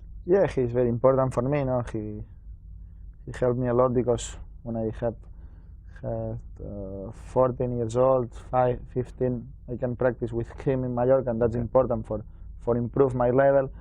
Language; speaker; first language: English; non-native, learner; Spanish